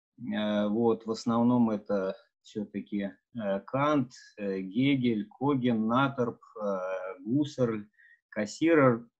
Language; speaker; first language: Russian; native; Russian